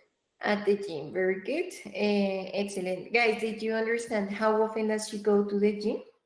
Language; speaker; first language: English; non-native, fluent; Spanish